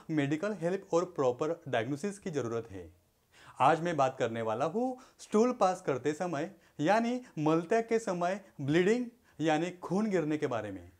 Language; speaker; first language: Hindi; non-native, local second language; Marathi